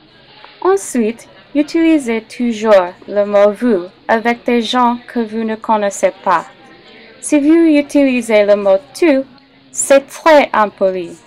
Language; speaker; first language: French; non-native, learner; English